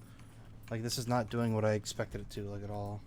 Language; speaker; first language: English; native; English